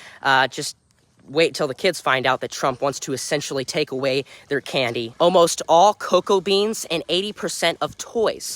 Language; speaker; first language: English; native; English